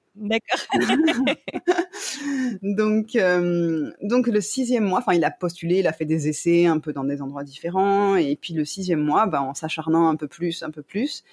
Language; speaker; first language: French; native; French